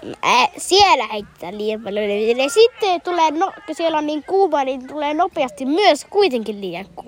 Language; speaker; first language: Finnish; early bilingual, heritage; Finnish